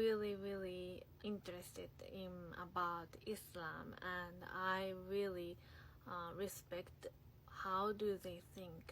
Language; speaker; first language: English; non-native, learner; Japanese